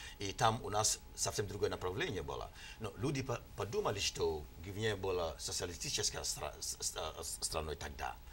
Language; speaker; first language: Russian; non-native, fluent; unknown